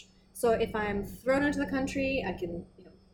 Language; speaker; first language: English; non-native, fluent; Russian